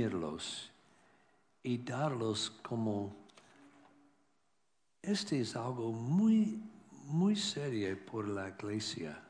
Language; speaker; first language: Spanish; non-native, learner; English